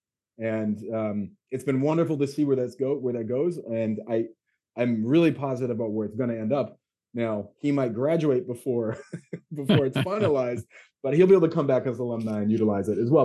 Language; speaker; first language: English; native; English